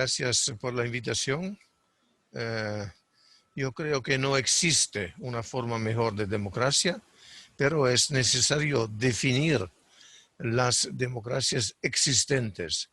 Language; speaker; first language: Spanish; non-native, fluent; Italian